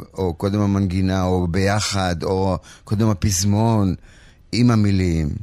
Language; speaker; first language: Hebrew; early bilingual, other home language; Polish